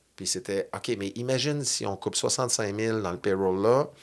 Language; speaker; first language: French; native; French